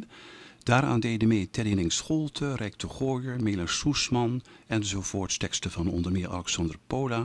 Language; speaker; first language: Dutch; native; Dutch